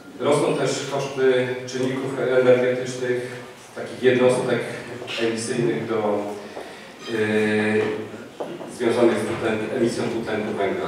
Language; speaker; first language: Polish; native; Polish